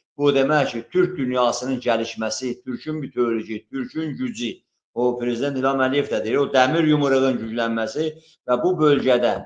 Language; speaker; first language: Azerbaijani; native; Azerbaijani